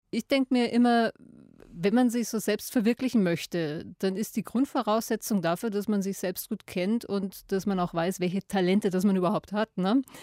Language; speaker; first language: German; native; German